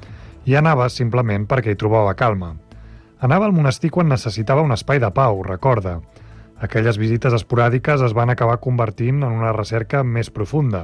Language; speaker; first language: Catalan; native; Catalan